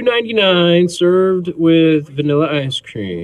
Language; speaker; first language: English; native; English